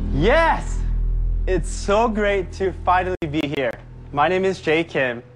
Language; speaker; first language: English; early bilingual, other home language; Korean